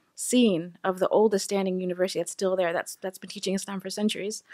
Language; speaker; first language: English; native; English